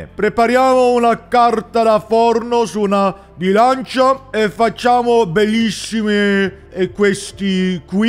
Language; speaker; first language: Italian; non-native, learner; English